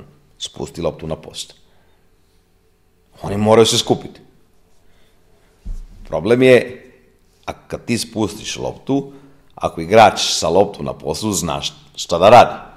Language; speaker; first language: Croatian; non-native, fluent; Italian